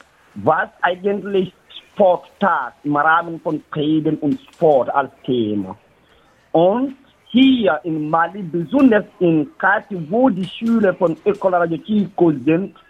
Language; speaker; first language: German; non-native, learner; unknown